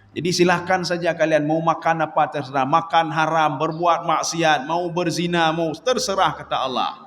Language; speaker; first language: Malay; non-native, local second language; Achinese